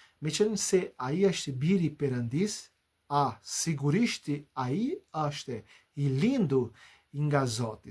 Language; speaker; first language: Albanian; non-native, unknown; Portuguese